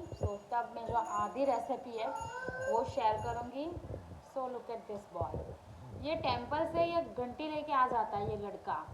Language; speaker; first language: Hindi; native; Hindi